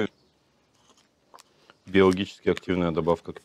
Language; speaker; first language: Polish; non-native, learner; Russian